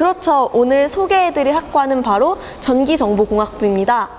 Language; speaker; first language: Korean; native; Korean